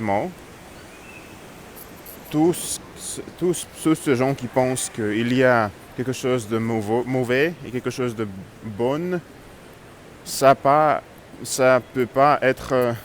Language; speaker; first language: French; non-native, learner; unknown